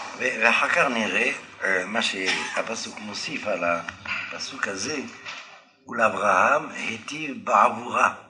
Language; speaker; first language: Hebrew; non-native, fluent; French